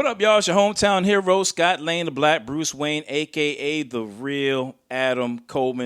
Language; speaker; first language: English; native; English